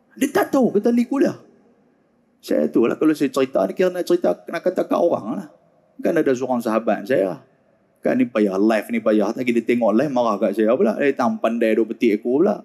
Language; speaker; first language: Malay; native; Malay